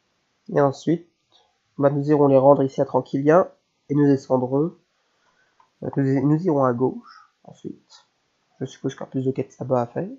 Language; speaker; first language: French; native; French